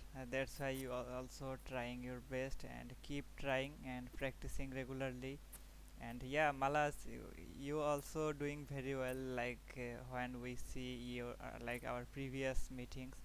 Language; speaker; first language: English; non-native, learner; Bangla